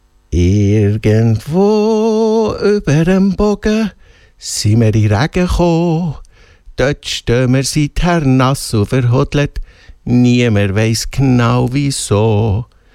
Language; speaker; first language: German; native; German